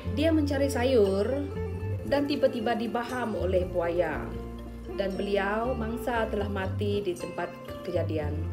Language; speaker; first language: Malay; non-native, local second language; Iban